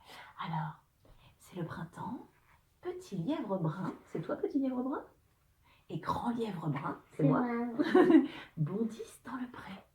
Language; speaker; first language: French; native; French